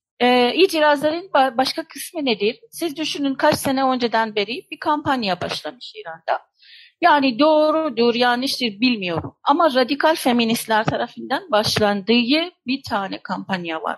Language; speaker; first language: Turkish; non-native, fluent; Persian